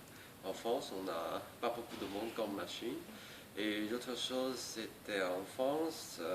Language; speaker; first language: French; non-native, learner; Chinese